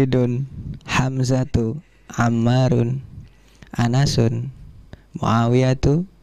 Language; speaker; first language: Arabic; non-native, learner; Indonesian